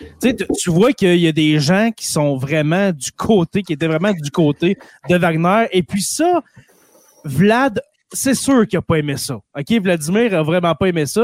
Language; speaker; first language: French; native; French